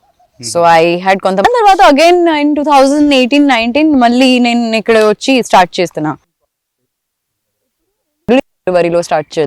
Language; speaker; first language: Telugu; non-native, learner; Gujarati